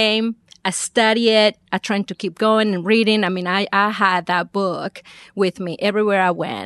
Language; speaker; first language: English; non-native, fluent; Spanish